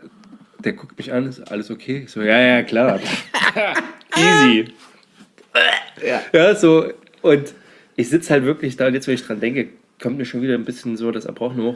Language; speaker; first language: German; native; German